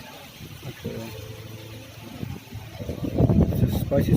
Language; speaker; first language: English; non-native, learner; Urdu